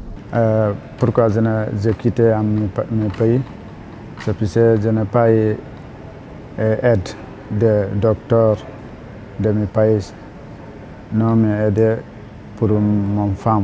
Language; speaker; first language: French; non-native, learner; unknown